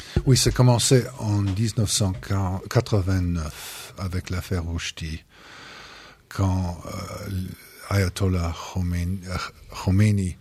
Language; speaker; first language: French; non-native, fluent; English